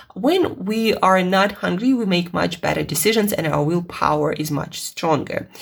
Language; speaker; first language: English; non-native, fluent; Russian